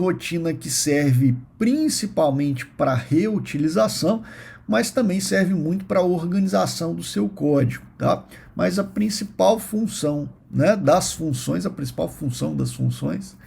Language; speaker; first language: Portuguese; native; Portuguese